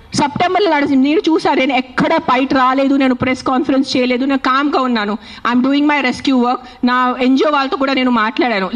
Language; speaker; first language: Telugu; non-native, fluent; Marathi